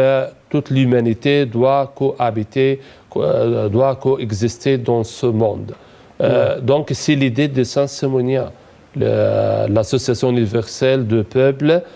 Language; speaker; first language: French; non-native, fluent; Arabic